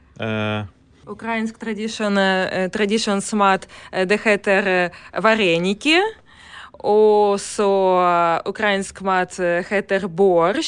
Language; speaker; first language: Norwegian; non-native, learner; Ukrainian